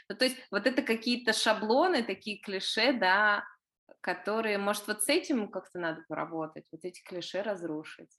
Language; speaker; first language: Russian; native; Russian